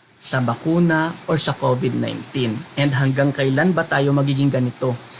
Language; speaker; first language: Filipino; non-native, local second language; Hiligaynon